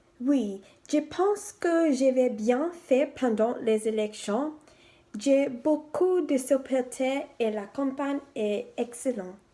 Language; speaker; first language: French; non-native, fluent; English